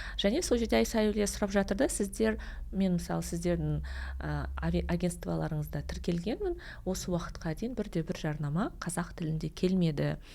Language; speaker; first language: Kazakh; non-native, local second language; Russian